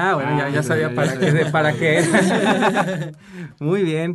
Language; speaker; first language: Spanish; native; Spanish